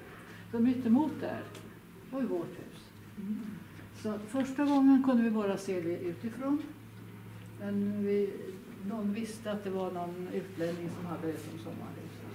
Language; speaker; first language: Swedish; native; Swedish